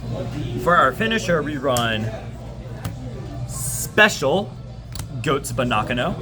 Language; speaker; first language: English; native; English